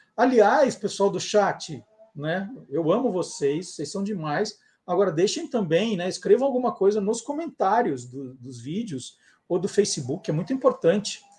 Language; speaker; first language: Portuguese; native; Portuguese